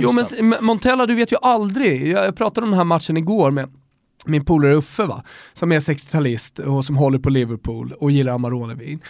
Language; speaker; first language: Swedish; native; Swedish